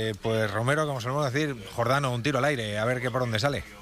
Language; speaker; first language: Spanish; native; Spanish